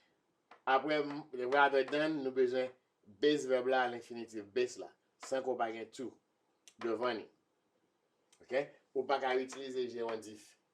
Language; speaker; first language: French; non-native, local second language; Haitian Creole